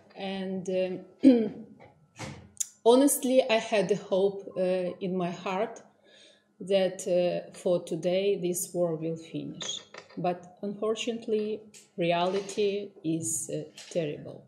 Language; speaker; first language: English; non-native, fluent; Ukrainian